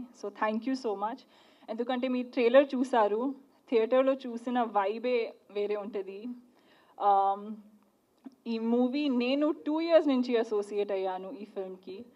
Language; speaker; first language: Telugu; non-native, learner; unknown